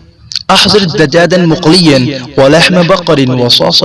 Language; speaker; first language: Arabic; non-native, fluent; Urdu